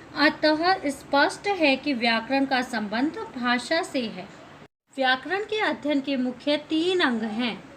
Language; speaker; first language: Hindi; native; Hindi